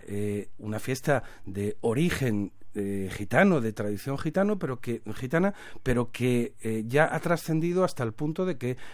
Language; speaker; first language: Spanish; native; Spanish